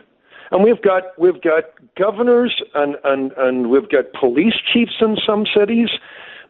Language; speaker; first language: English; native; English